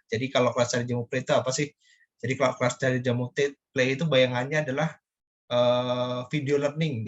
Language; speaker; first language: Indonesian; native; Indonesian